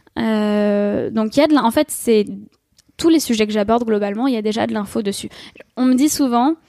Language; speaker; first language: French; native; French